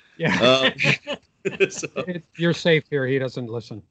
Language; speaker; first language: English; native; English